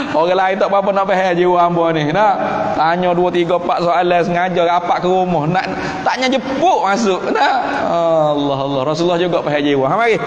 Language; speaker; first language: Malay; native; Malay